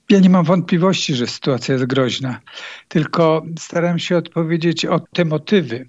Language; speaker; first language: Polish; native; Polish